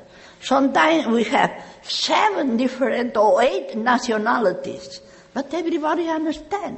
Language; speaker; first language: English; non-native, learner; Catalan